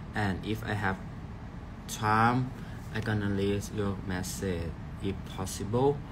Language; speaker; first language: English; non-native, learner; Thai